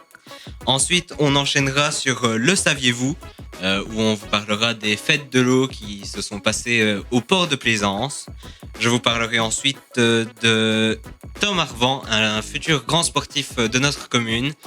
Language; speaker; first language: French; native; French